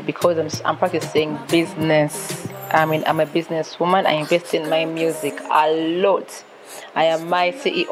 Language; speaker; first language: English; non-native, local second language; Ganda